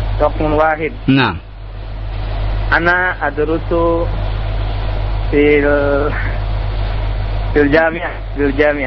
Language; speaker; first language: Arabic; non-native, learner; Indonesian